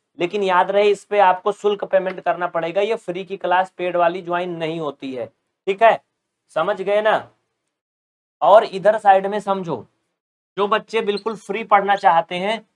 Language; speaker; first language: Hindi; native; Hindi